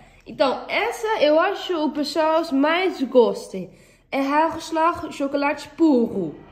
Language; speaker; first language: Portuguese; non-native, learner; Dutch